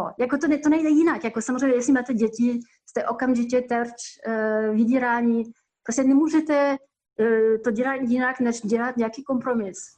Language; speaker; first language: Czech; non-native, fluent; French